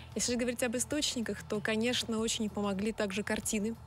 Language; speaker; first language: Russian; native; Russian